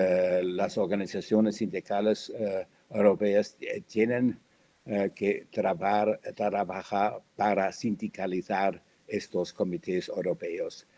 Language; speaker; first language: Spanish; non-native, fluent; German